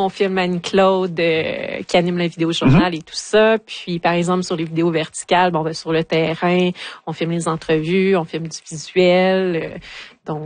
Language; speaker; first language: French; native; French